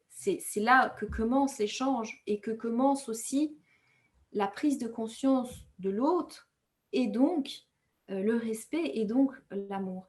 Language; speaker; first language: French; non-native, local second language; Kinyarwanda